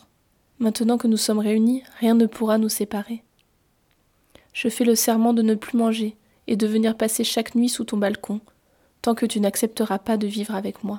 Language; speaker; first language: French; native; French